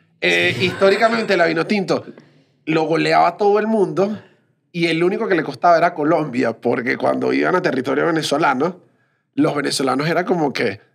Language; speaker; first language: Spanish; native; Spanish